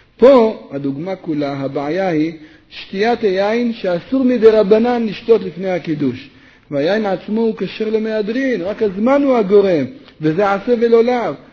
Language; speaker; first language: Hebrew; native; Hebrew